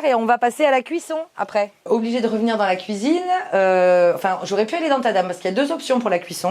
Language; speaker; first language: French; native; French